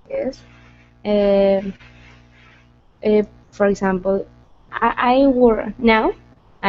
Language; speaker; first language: English; non-native, learner; Spanish